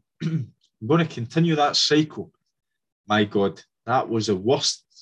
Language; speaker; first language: English; native; English